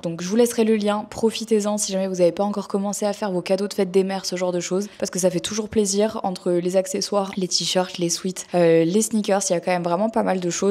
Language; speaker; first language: French; native; French